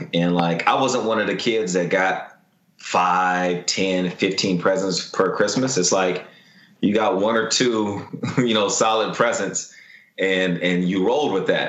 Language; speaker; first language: English; native; English